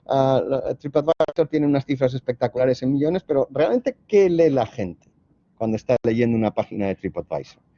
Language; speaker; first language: Spanish; native; Spanish